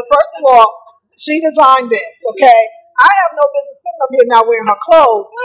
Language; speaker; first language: English; native; English